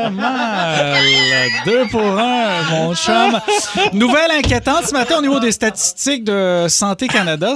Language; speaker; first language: French; native; French